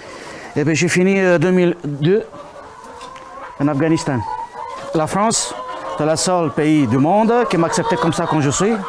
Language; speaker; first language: French; non-native, learner; Romanian